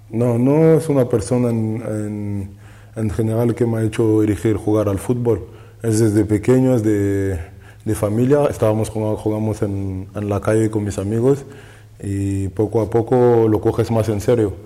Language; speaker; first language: Spanish; non-native, learner; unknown